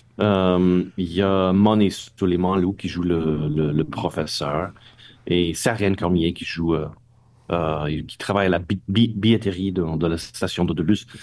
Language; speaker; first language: French; non-native, local second language; English